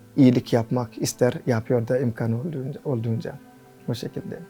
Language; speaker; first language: Turkish; non-native, fluent; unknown